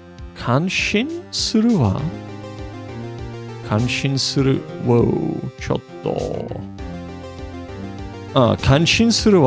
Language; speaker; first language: Japanese; non-native, learner; English